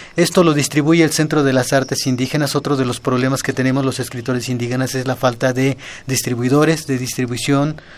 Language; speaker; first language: Spanish; non-native, local second language; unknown